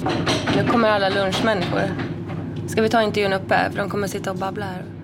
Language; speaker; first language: Swedish; native; Swedish